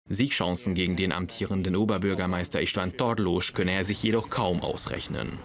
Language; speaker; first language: German; non-native, fluent; Hungarian